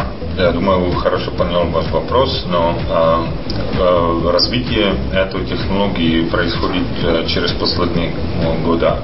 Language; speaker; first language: Russian; non-native, fluent; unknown